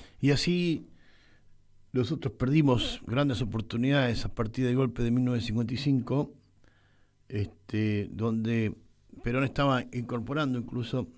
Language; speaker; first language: Spanish; native; Spanish